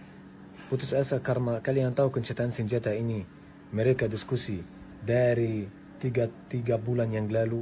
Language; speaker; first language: Indonesian; non-native, learner; Arabic